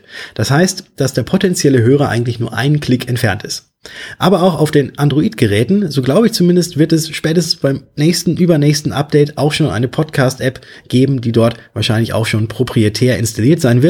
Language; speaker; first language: German; native; German